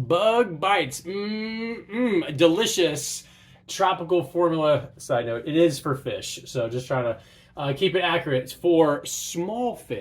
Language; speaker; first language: English; native; English